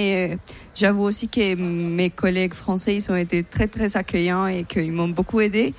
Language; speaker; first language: French; non-native, fluent; Spanish